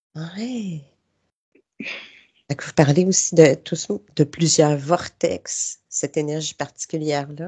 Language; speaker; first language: French; native; French